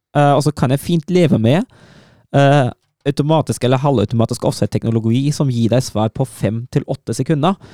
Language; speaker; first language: Norwegian; non-native, fluent; German